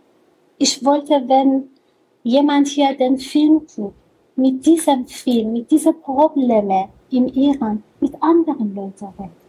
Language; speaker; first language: German; non-native, learner; Persian